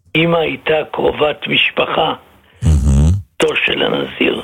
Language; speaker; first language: Hebrew; native; Hebrew